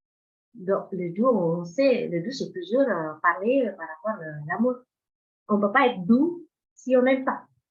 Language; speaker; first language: French; non-native, fluent; Indonesian